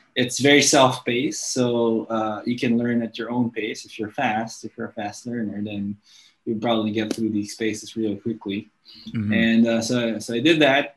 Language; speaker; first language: English; native; English